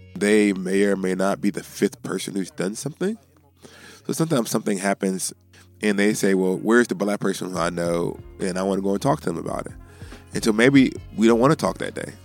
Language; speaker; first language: English; native; English